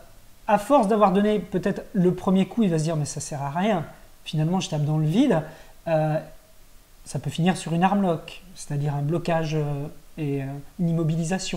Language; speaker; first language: French; native; French